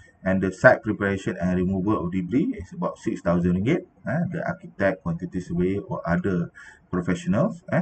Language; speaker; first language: English; non-native, local second language; Malay